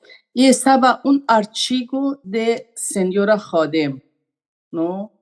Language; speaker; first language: Portuguese; non-native, learner; Persian